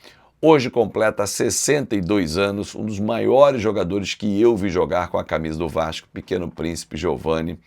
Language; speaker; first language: Portuguese; native; Portuguese